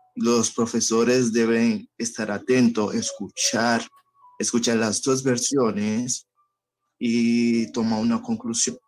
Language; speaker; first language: Spanish; early bilingual, other home language; Haitian Creole